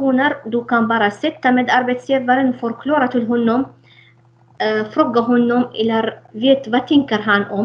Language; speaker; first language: Swedish; non-native, fluent; Arabic